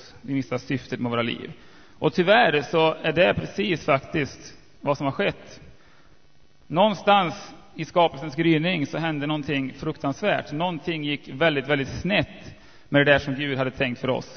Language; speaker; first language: Swedish; native; Swedish